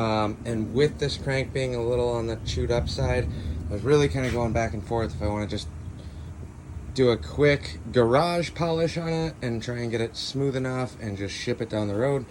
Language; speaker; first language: English; native; English